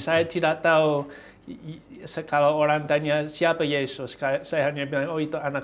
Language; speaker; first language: Indonesian; non-native, fluent; English